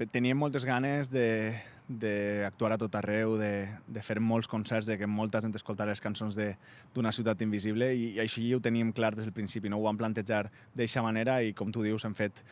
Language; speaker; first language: Catalan; native; Catalan